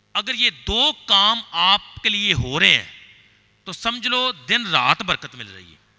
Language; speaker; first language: Urdu; non-native, local second language; Punjabi